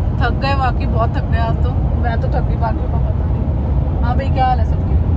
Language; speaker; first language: Hindi; native; Hindi